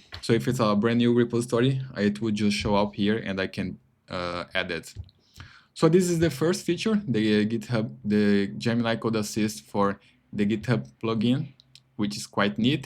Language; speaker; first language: English; non-native, fluent; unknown